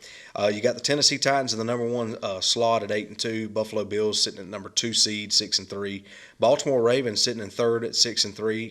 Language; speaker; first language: English; native; English